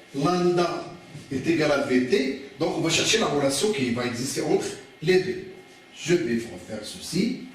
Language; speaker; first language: French; non-native, local second language; Arabic